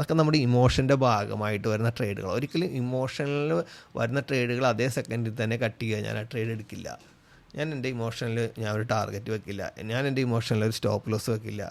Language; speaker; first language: Malayalam; native; Malayalam